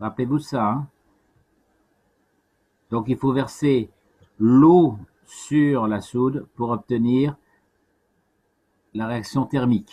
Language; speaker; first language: French; native; French